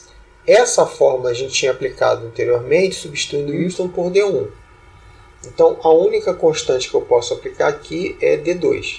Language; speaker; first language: Portuguese; native; Portuguese